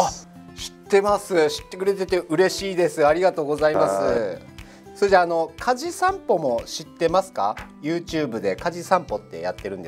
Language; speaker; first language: Japanese; native; Japanese